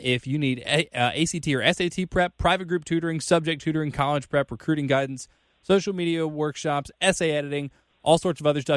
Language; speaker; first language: English; native; English